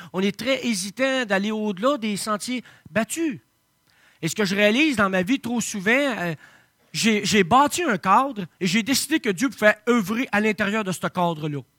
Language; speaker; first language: French; native; French